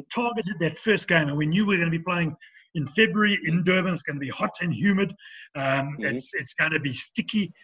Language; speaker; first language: English; native; English